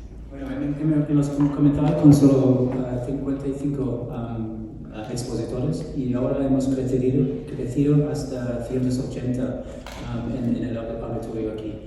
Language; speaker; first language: Spanish; non-native, fluent; English